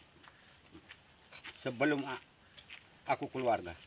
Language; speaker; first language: Indonesian; non-native, local second language; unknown